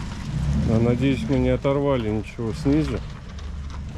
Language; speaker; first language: Russian; native; Russian